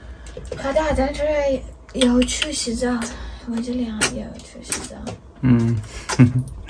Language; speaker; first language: Chinese; non-native, learner; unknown